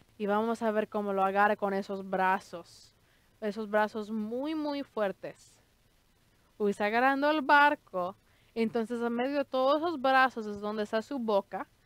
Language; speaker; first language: Spanish; early bilingual, heritage; Spanish